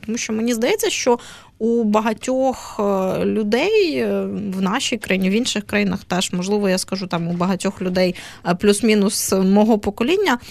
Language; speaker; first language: Ukrainian; native; Ukrainian